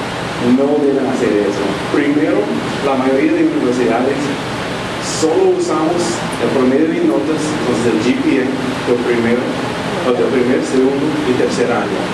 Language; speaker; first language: Spanish; non-native, fluent; English